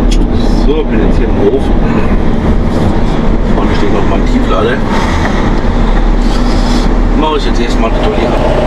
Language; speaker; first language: German; native; German